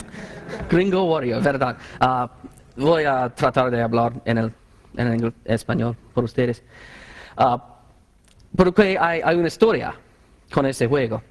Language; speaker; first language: Spanish; non-native, learner; English